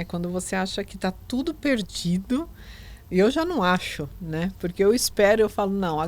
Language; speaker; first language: Portuguese; native; Portuguese